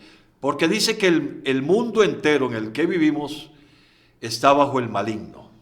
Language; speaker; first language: Spanish; native; Spanish